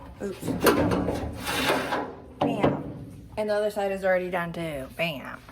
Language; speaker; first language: English; native; English